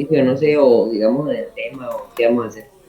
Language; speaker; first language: Spanish; native; Spanish